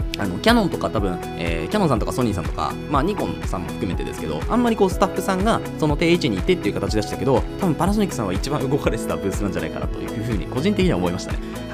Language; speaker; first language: Japanese; native; Japanese